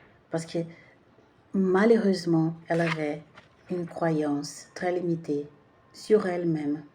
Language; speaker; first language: French; non-native, fluent; Portuguese